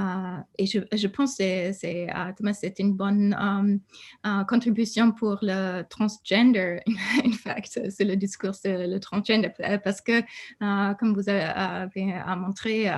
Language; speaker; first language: French; non-native, fluent; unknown